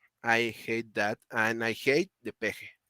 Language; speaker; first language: English; non-native, learner; Spanish